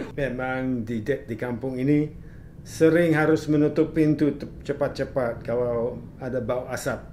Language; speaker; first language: Indonesian; non-native, fluent; English